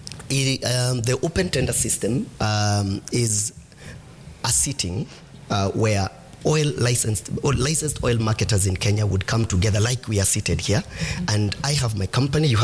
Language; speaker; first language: English; non-native, local second language; Kikuyu